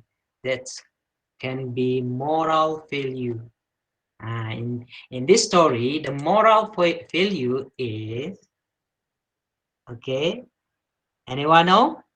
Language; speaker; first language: English; non-native, learner; Indonesian